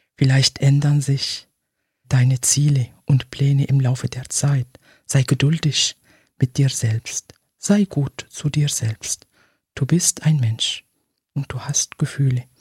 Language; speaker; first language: German; non-native, fluent; Arabic